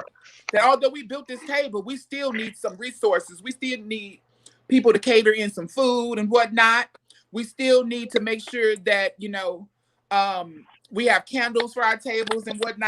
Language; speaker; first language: English; native; English